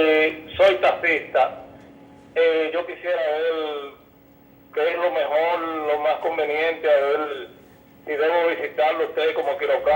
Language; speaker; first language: Spanish; native; Spanish